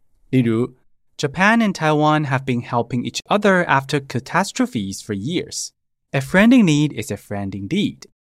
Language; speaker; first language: English; non-native, fluent; Chinese